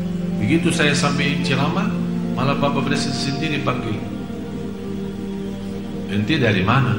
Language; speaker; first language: Indonesian; non-native, fluent; Arabic